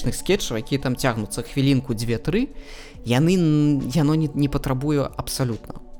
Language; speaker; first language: Belarusian; non-native, local second language; Russian